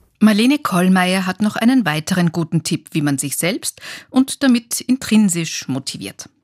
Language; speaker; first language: German; native; German